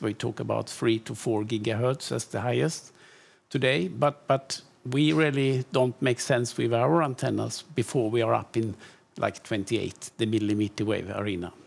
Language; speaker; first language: English; non-native, fluent; Swedish